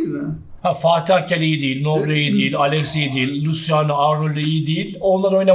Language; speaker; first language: Turkish; native; Turkish